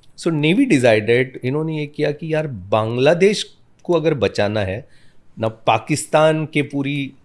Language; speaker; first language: Hindi; non-native, local second language; Malayalam